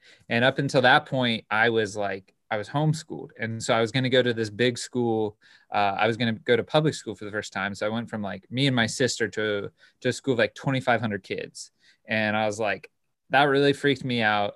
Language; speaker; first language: English; native; English